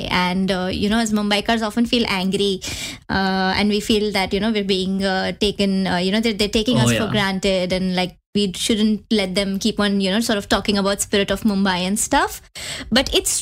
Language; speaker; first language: English; non-native, local second language; Hindi